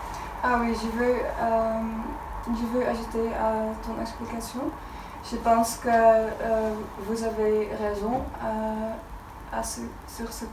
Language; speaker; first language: French; non-native, learner; Dutch